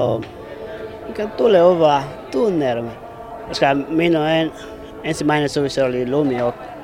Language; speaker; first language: Finnish; non-native, learner; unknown